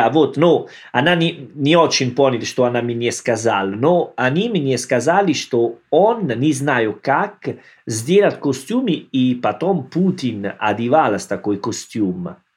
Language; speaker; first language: Russian; non-native, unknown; Italian